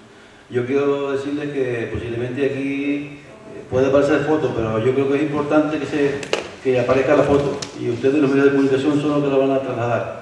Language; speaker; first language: Spanish; native; Spanish